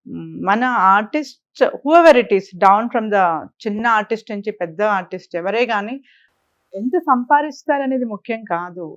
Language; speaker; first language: Telugu; native; Telugu